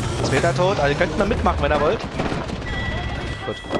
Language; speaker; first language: German; native; German